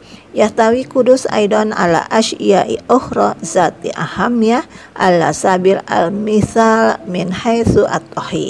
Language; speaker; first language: Arabic; non-native, fluent; Indonesian